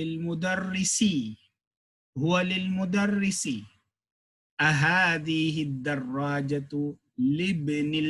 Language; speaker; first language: Arabic; non-native, fluent; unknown